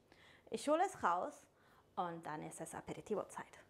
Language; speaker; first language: German; non-native, fluent; Italian